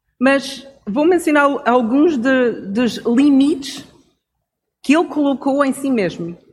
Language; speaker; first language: Portuguese; non-native, fluent; English